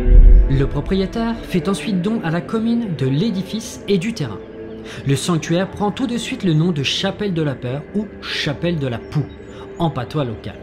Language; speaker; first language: French; native; French